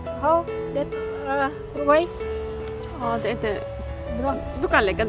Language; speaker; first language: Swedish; non-native, learner; Indonesian